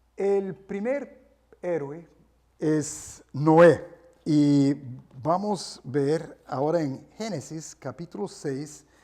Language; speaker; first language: Spanish; non-native, fluent; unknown